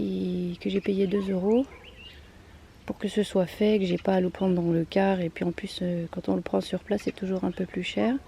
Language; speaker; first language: French; native; French